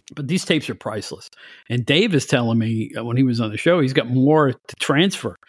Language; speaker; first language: English; native; English